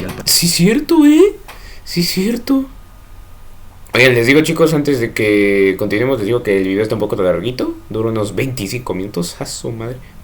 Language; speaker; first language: Spanish; native; Spanish